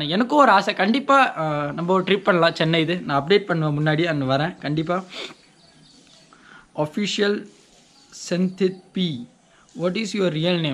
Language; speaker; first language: Tamil; non-native, local second language; Hindi